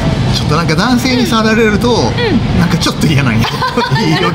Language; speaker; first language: Japanese; native; Japanese